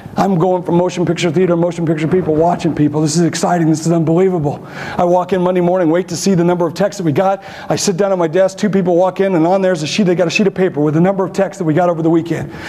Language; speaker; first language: English; native; English